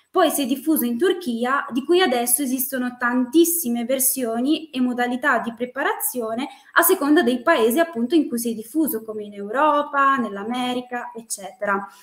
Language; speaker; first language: Italian; native; Italian